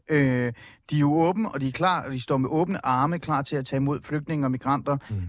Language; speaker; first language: Danish; early bilingual, other home language; Persian